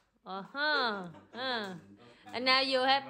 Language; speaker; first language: English; non-native, learner; Vietnamese